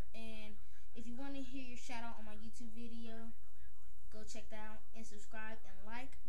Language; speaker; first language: English; native; English